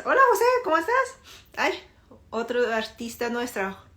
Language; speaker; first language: Spanish; non-native, fluent; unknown